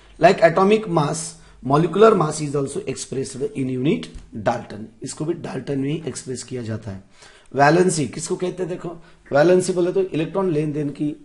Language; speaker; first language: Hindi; non-native, local second language; Marathi